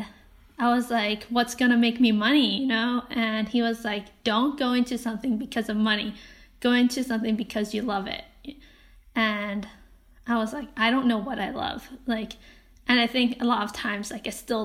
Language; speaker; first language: English; non-native, local second language; Cantonese